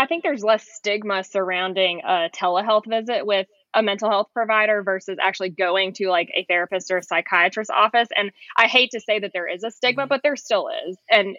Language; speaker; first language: English; native; English